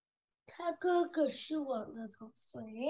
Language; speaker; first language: Chinese; non-native, learner; Vietnamese